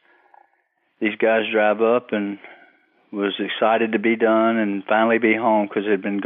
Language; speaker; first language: English; native; English